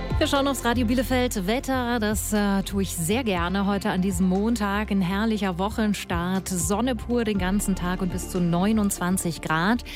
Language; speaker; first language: German; native; German